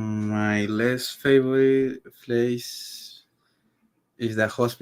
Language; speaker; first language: English; non-native, learner; Spanish